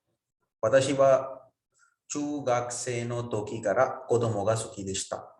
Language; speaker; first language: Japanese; non-native, fluent; Urdu